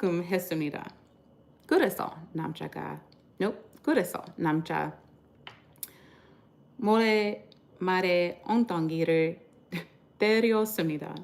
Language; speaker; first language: Korean; non-native, learner; English